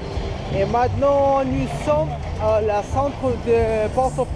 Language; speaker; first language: French; non-native, learner; Spanish